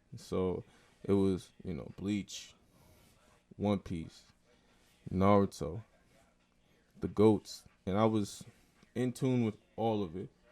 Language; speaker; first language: English; native; English